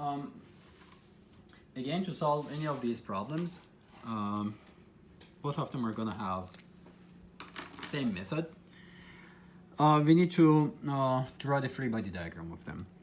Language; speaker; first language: English; non-native, fluent; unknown